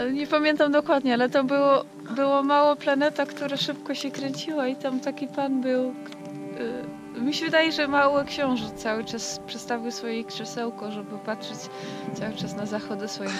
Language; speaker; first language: Polish; non-native, fluent; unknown